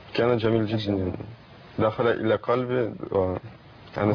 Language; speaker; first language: Arabic; non-native, learner; Russian